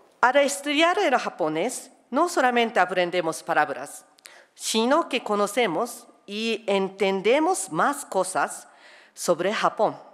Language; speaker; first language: Spanish; non-native, fluent; Japanese